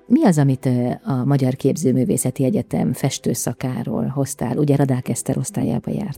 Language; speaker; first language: Hungarian; native; Hungarian